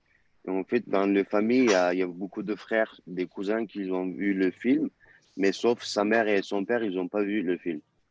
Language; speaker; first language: French; non-native, learner; Turkish